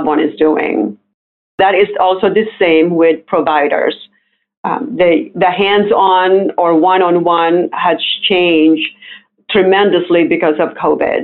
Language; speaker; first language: English; non-native, local second language; Filipino